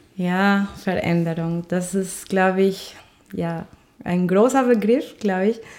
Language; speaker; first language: German; non-native, fluent; Spanish